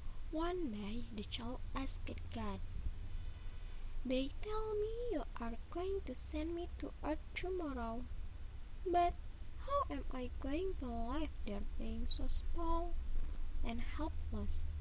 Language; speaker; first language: English; non-native, learner; Indonesian